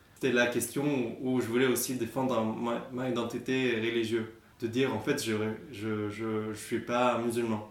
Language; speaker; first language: French; non-native, fluent; Arabic